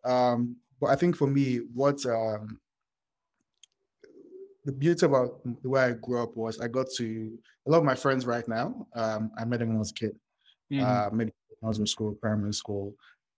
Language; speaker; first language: English; non-native, local second language; Yoruba